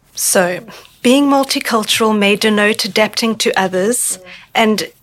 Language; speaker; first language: English; native; English